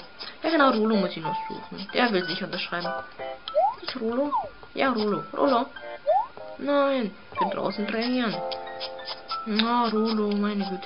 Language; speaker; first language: German; native; German